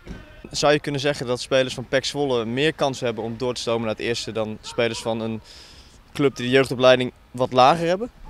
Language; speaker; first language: Dutch; native; Dutch